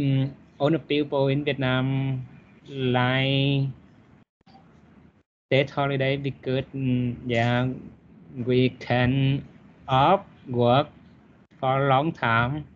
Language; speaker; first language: English; non-native, learner; Vietnamese